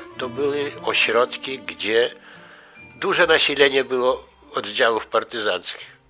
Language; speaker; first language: Polish; native; Polish